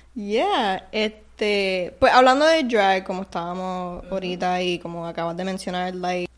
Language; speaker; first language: Spanish; native; Spanish